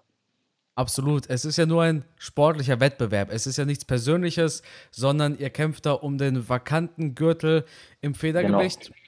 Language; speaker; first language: German; native; German